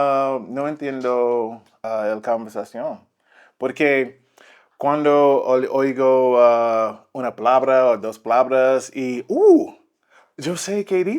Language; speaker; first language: Spanish; non-native, learner; English